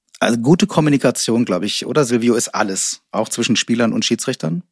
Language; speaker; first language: German; native; German